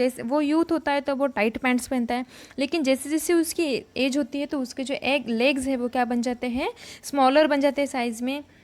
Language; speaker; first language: Hindi; non-native, local second language; Marathi